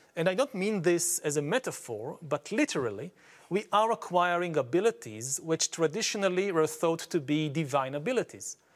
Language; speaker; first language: English; non-native, fluent; Hebrew